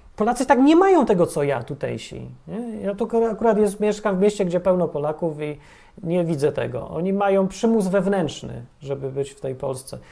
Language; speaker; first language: Polish; native; Polish